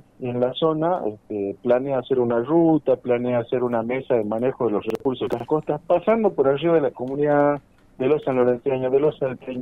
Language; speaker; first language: Spanish; native; Spanish